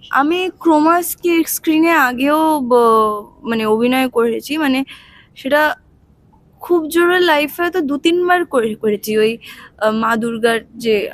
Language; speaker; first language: Bangla; non-native, learner; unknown